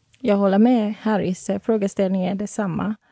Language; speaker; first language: Swedish; non-native, fluent; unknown